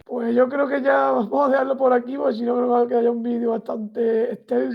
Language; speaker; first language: Spanish; native; Spanish